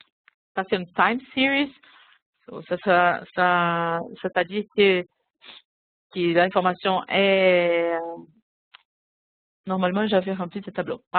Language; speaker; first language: French; non-native, fluent; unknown